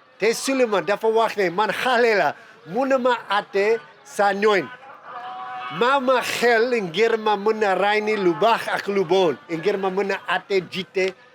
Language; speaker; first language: Wolof; non-native, fluent; English